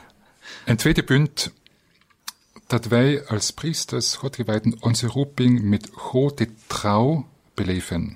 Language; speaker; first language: Dutch; non-native, fluent; German